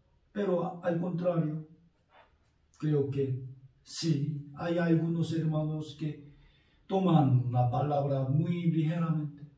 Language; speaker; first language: Spanish; non-native, fluent; Korean